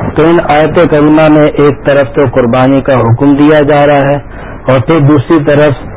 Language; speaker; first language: Urdu; native; Urdu